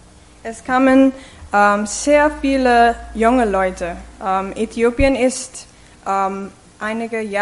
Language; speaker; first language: German; non-native, fluent; English